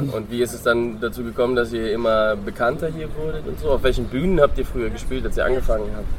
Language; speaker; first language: German; native; German